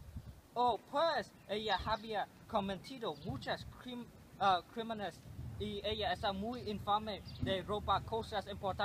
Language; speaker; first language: Spanish; non-native, learner; English